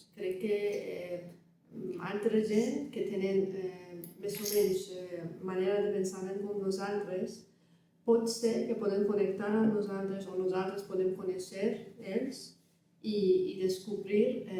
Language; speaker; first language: Catalan; non-native, learner; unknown